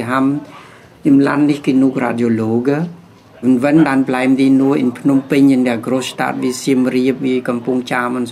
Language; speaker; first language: German; non-native, fluent; Khmer